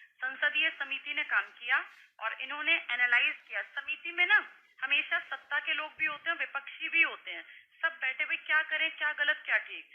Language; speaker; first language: Hindi; native; Hindi